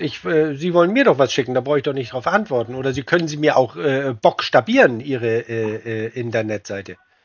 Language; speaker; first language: German; native; German